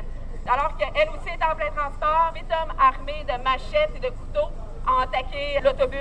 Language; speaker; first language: French; native; French